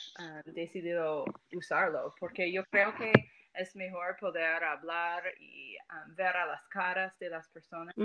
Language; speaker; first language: Spanish; non-native, fluent; English